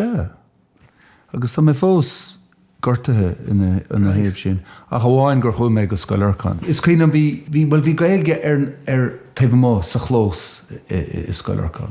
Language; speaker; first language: Irish; native; Irish